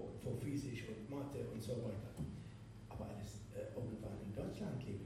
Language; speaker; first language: German; non-native, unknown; Arabic